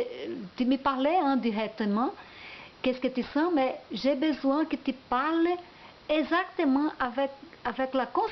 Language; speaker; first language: French; non-native, learner; Portuguese